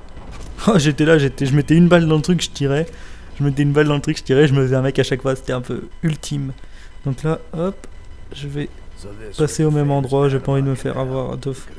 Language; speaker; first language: French; native; French